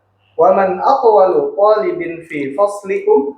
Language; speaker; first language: Arabic; non-native, learner; Indonesian